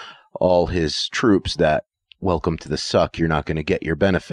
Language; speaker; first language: English; native; English